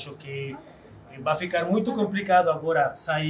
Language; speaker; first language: Portuguese; non-native, fluent; Spanish